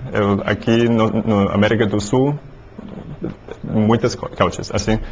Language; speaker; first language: Portuguese; non-native, learner; English